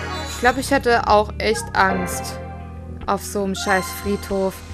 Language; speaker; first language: German; native; German